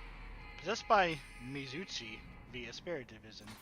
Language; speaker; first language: English; native; English